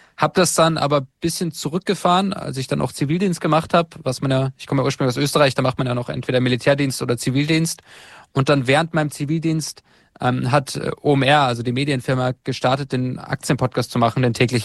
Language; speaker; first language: German; native; German